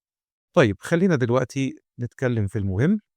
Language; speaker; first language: Arabic; native; Arabic